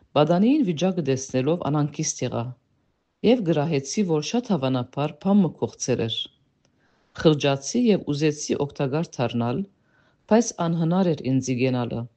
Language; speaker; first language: Armenian; early bilingual, heritage; Armenian